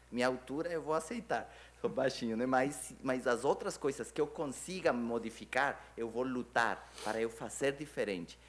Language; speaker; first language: Portuguese; non-native, fluent; Spanish